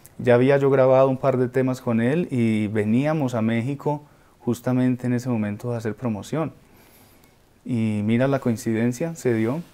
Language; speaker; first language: Spanish; native; Spanish